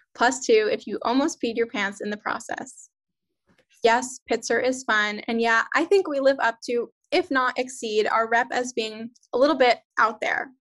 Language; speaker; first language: English; native; English